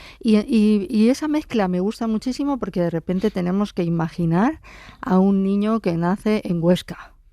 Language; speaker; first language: Spanish; native; Spanish